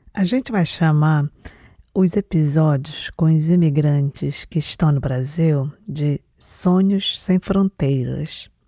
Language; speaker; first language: Portuguese; native; Portuguese